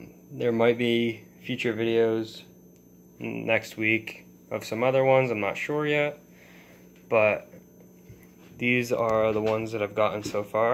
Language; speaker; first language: English; native; English